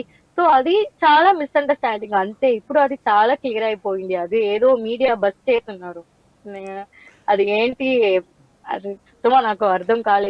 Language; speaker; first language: Telugu; non-native, learner; Tamil